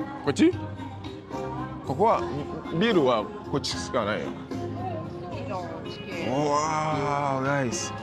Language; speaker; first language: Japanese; non-native, learner; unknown